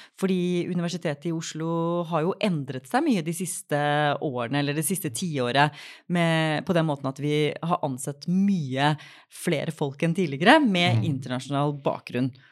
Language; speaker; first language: Norwegian; native; Norwegian